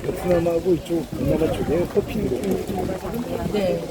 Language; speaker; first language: Korean; non-native, fluent; Vietnamese